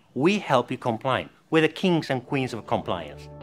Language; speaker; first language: English; non-native, fluent; Spanish